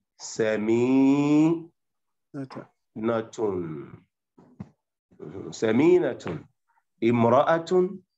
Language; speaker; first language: Arabic; non-native, fluent; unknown